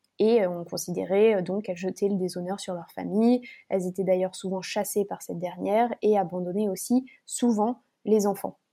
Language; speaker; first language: French; native; French